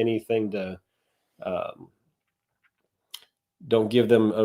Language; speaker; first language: English; native; English